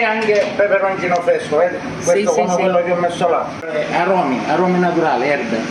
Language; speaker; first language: Italian; native; Italian